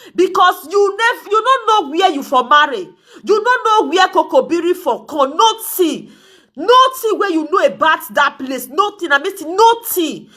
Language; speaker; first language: Nigerian Pidgin; native; Nigerian Pidgin